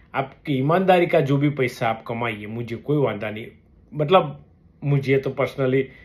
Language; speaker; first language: Hindi; non-native, local second language; Gujarati